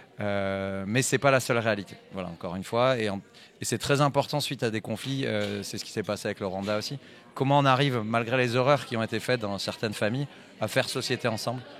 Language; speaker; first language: French; native; French